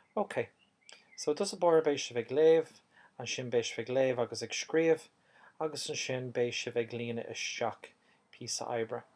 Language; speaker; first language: Irish; native; Irish